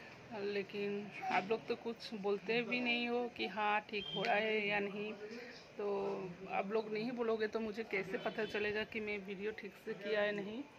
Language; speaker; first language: Hindi; non-native, local second language; Bangla